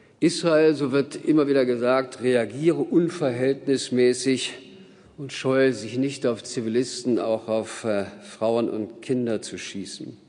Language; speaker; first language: German; native; German